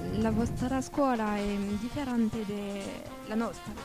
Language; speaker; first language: Italian; non-native, learner; French